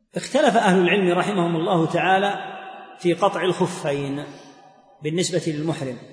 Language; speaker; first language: Arabic; native; Arabic